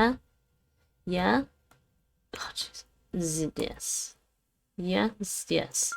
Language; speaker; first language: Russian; non-native, learner; Dutch